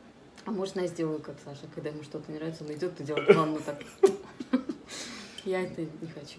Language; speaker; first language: Russian; early bilingual, heritage; Russian